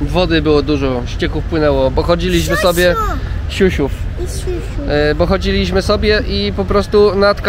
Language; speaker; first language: Polish; native; Polish